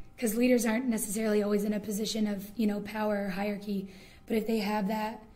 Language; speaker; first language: English; native; English